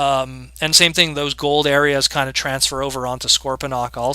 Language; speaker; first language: English; native; English